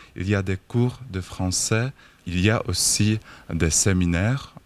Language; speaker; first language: French; non-native, fluent; Czech